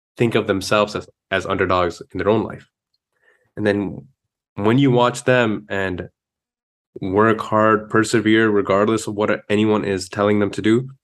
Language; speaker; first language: English; native; English